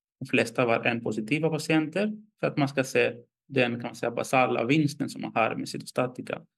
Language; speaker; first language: Swedish; non-native, fluent; Greek